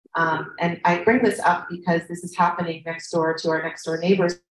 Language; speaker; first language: English; native; English